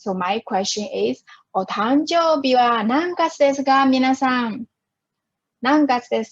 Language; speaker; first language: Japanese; non-native, fluent; Chinese